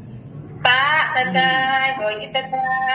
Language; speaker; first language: Chinese; non-native, learner; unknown